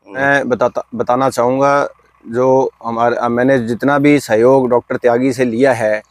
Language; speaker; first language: Hindi; native; Hindi